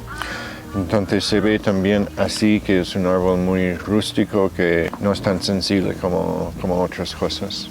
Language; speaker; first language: Spanish; non-native, fluent; English